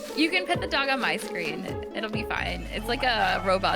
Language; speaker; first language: English; native; English